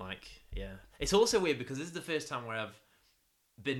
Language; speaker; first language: English; native; English